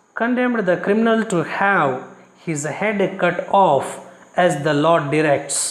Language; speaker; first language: English; non-native, local second language; Kannada